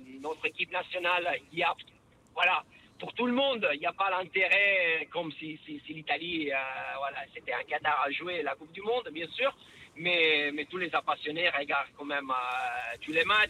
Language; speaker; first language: French; non-native, fluent; Italian